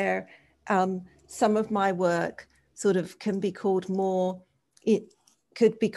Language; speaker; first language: English; native; English